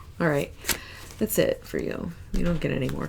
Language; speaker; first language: English; native; English